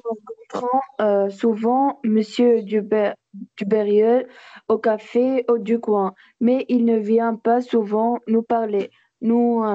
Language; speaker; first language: French; non-native, learner; Arabic